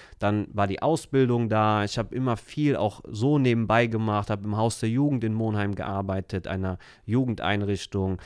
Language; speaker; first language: German; early bilingual, other home language; Turkish